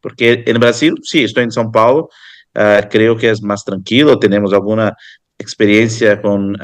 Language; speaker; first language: Spanish; non-native, fluent; Portuguese